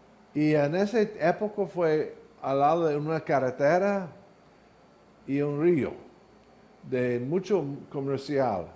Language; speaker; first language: Spanish; non-native, learner; English